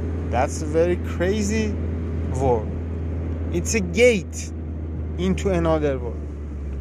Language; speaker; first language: English; non-native, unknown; Persian